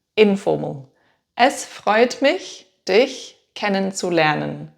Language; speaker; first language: German; non-native, fluent; English